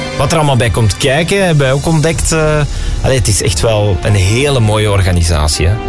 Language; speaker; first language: Dutch; native; Dutch